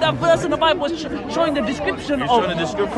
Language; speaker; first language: English; native; English